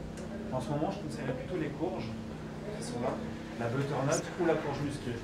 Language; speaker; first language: French; native; French